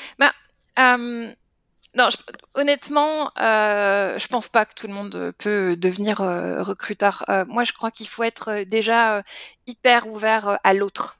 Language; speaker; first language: French; native; French